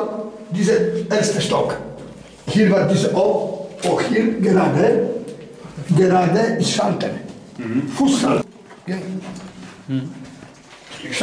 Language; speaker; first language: German; non-native, learner; Polish